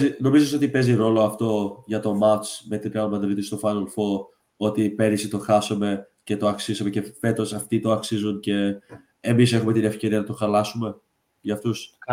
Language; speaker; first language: Greek; early bilingual, heritage; Greek